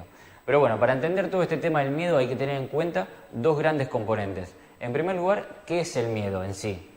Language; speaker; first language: Spanish; native; Spanish